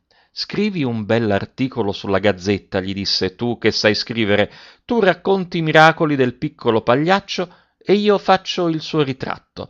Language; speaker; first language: Italian; native; Italian